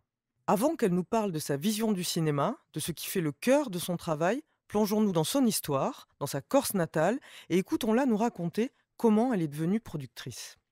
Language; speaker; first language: French; native; French